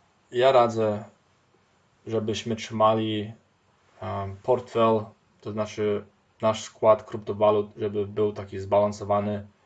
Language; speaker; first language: Polish; early bilingual, heritage; Polish